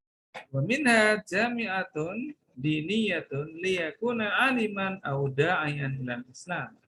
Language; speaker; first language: Arabic; non-native, fluent; Indonesian